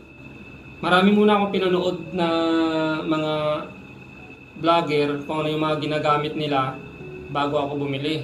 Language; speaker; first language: Filipino; native; Filipino